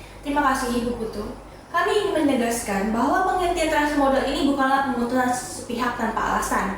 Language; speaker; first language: Indonesian; native; Indonesian